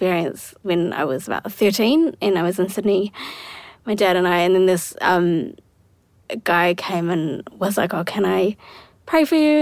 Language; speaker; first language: English; native; English